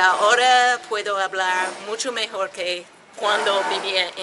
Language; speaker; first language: Spanish; non-native, learner; English